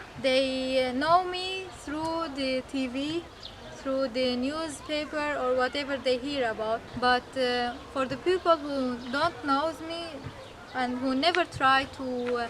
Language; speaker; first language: English; non-native, fluent; Arabic